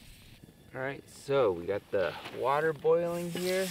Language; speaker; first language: English; native; English